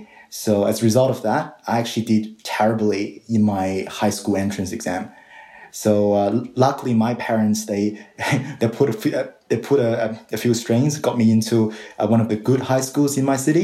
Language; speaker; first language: English; non-native, fluent; Chinese